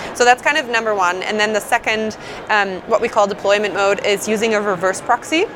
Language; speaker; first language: English; non-native, fluent; German